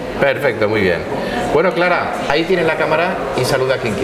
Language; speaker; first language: Spanish; native; Spanish